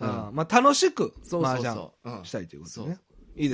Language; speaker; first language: Japanese; native; Japanese